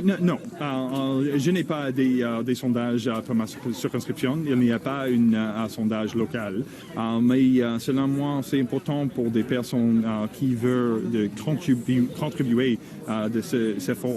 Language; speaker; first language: French; non-native, learner; English